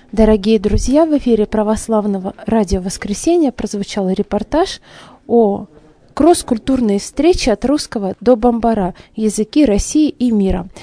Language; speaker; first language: Russian; native; Russian